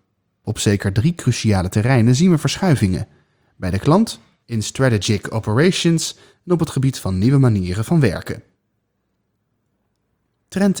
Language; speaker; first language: Dutch; native; Dutch